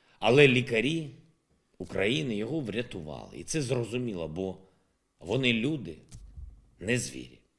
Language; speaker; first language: Ukrainian; non-native, local second language; Russian